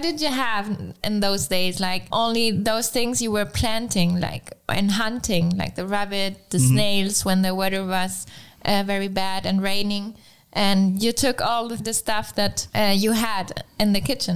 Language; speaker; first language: English; non-native, fluent; Spanish